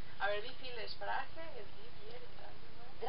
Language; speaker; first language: German; non-native, learner; Spanish